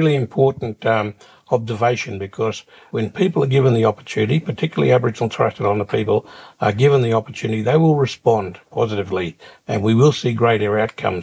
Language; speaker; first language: English; native; English